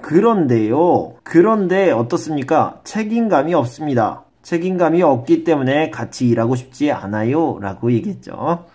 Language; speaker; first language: Korean; native; Korean